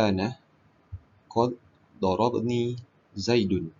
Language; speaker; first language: Arabic; non-native, fluent; Malay